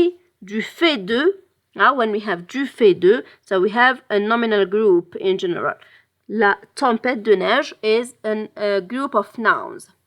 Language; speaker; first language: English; non-native, fluent; French